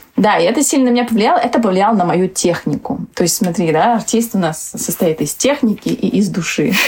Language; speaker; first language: Russian; early bilingual, other home language; Tajik